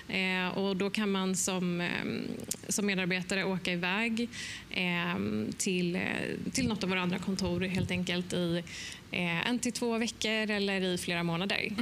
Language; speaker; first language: Swedish; native; Swedish